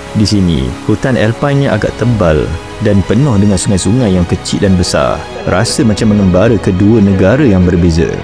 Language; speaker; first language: Malay; native; Malay